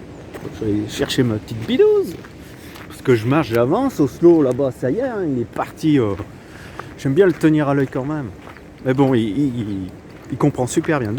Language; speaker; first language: French; native; French